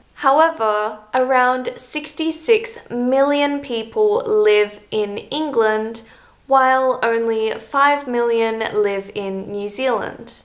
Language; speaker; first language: English; native; English